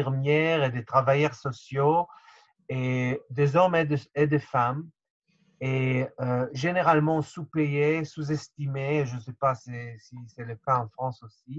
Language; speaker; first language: French; non-native, fluent; Hebrew